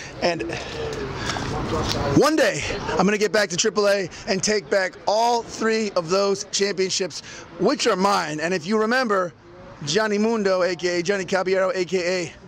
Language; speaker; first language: English; native; English